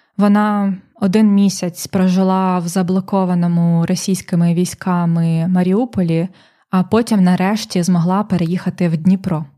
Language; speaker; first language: Ukrainian; native; Ukrainian